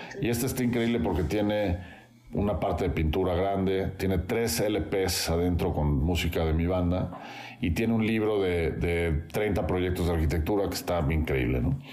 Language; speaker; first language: Spanish; native; Spanish